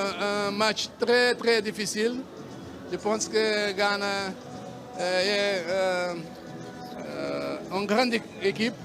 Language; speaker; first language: French; non-native, learner; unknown